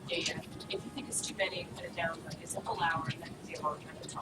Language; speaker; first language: English; native; English